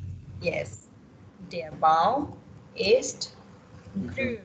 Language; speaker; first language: German; non-native, fluent; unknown